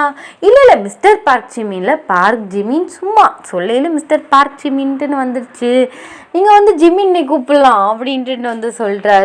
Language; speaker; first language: Tamil; native; Tamil